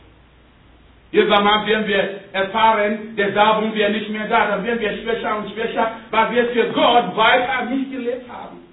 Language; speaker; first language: German; non-native, learner; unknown